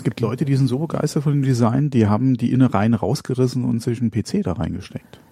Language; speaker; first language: German; native; German